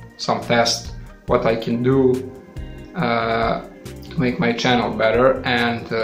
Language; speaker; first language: English; non-native, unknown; Serbian